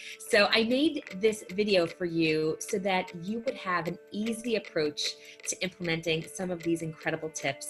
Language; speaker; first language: English; native; English